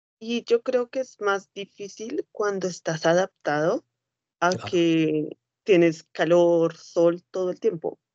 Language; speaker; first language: Spanish; native; Spanish